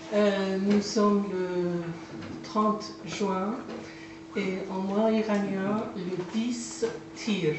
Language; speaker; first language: French; non-native, fluent; Persian